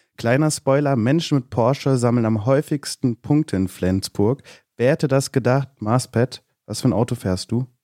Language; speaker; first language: German; native; German